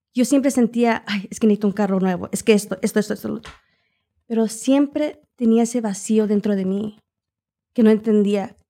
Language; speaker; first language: Spanish; early bilingual, heritage; Spanish